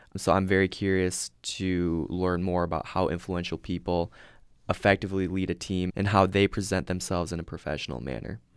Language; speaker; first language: English; native; English